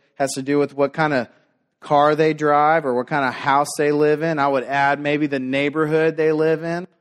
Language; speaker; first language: English; native; English